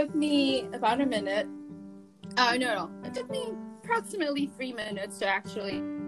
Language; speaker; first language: English; non-native, local second language; Filipino